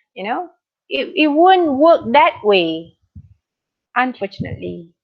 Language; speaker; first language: English; non-native, local second language; Malay